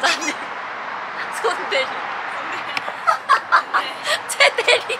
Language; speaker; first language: Korean; native; Korean